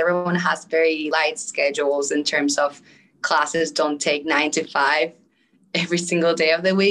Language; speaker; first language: English; non-native, fluent; Spanish